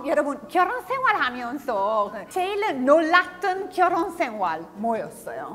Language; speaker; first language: Korean; non-native, fluent; Italian